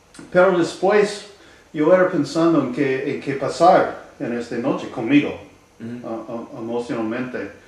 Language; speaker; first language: Spanish; non-native, learner; English